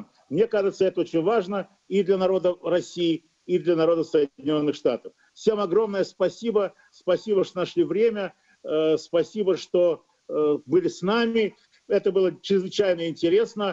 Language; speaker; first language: Russian; native; Russian